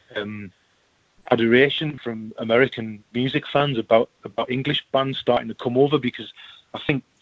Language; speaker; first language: English; native; English